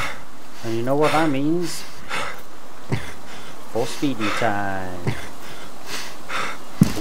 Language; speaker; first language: English; native; English